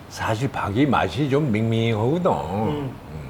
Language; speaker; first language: Korean; native; Korean